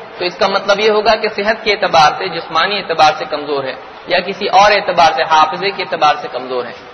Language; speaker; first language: Urdu; native; Urdu